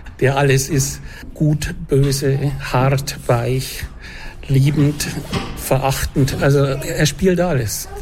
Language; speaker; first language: German; native; German